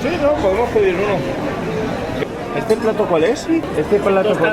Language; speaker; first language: Spanish; native; Spanish